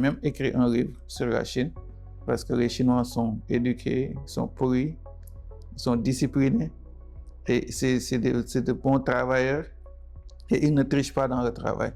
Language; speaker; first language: French; non-native, local second language; Wolof